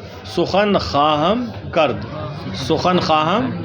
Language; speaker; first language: Persian; non-native, fluent; Urdu